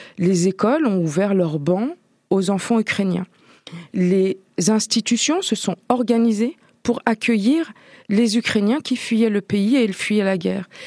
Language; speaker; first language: French; native; French